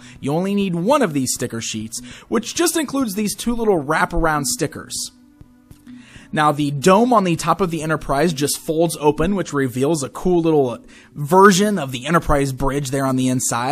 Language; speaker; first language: English; native; English